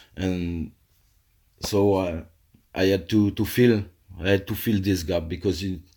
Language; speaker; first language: English; non-native, fluent; French